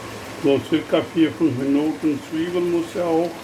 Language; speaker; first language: German; non-native, learner; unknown